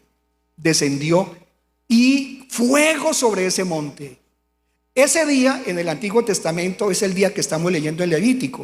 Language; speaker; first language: Spanish; native; Spanish